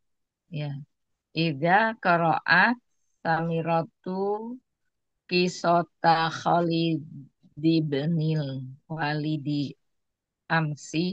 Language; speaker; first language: Arabic; non-native, learner; Indonesian